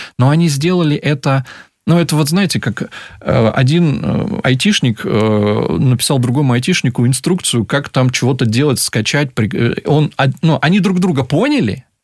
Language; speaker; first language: Russian; native; Russian